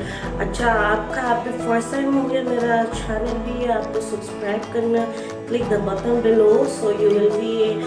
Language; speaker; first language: Hindi; non-native, learner; Filipino